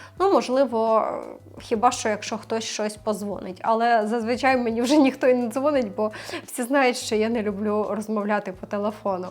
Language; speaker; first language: Ukrainian; non-native, local second language; Russian